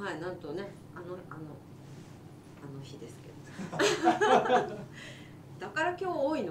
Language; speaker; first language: Japanese; native; Japanese